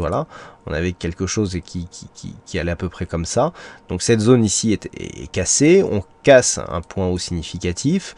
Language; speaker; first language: French; native; French